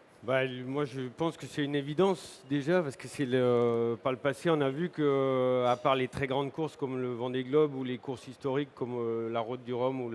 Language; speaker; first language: French; native; French